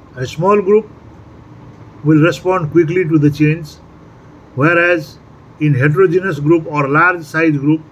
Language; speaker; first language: English; non-native, local second language; Nepali